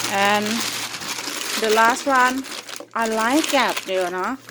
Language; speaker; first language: English; non-native, learner; Thai